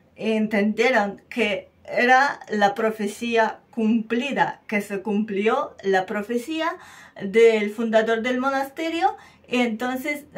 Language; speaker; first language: Spanish; non-native, fluent; Russian